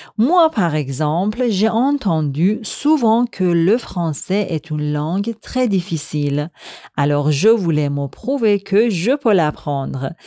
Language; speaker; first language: French; non-native, fluent; Persian